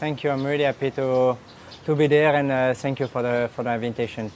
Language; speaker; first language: English; non-native, learner; French